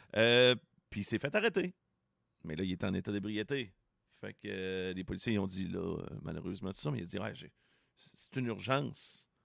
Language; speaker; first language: French; native; French